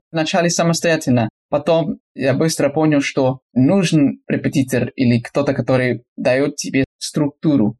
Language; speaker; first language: Russian; non-native, fluent; Spanish